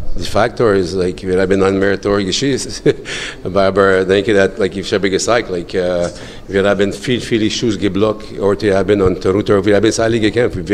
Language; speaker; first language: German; non-native, learner; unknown